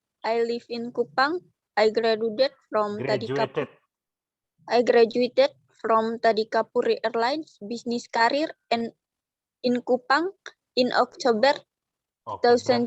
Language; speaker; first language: English; non-native, learner; Indonesian